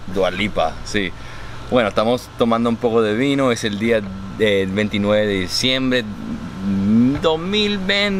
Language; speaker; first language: Spanish; early bilingual, heritage; Spanish